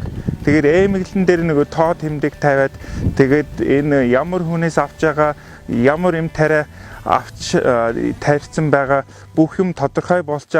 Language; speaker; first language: Mongolian; non-native, fluent; English